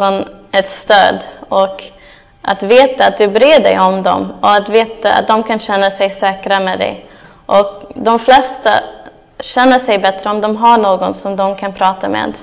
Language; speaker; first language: Swedish; non-native, fluent; English